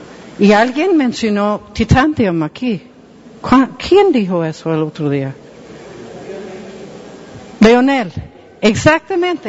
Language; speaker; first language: Spanish; non-native, fluent; English